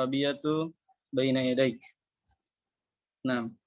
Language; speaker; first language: Arabic; non-native, fluent; Indonesian